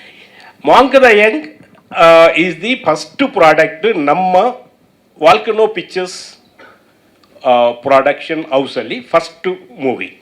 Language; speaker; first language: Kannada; non-native, learner; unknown